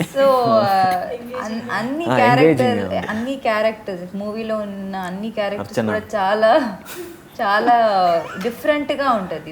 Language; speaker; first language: Telugu; non-native, learner; Tamil